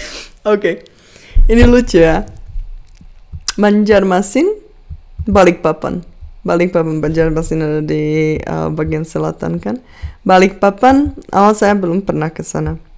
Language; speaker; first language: Indonesian; non-native, fluent; Czech